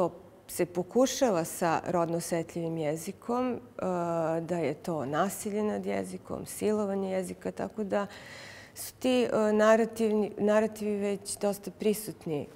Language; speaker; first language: Serbian; native; Serbian